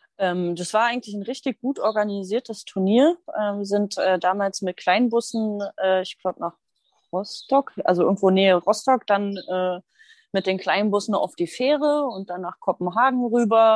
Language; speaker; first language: German; native; German